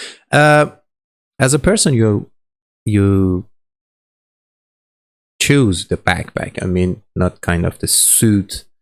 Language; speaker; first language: English; non-native, learner; Persian